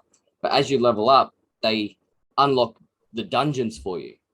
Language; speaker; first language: English; native; English